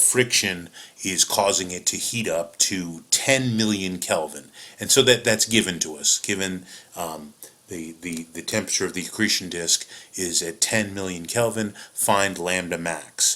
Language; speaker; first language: English; native; English